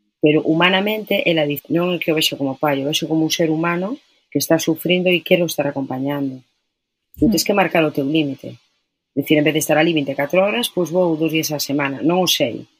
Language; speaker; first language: Galician; non-native, local second language; Spanish